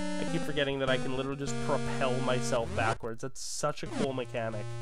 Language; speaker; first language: English; native; English